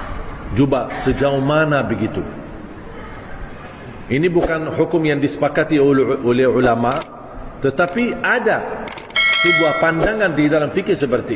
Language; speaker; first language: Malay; non-native, fluent; Arabic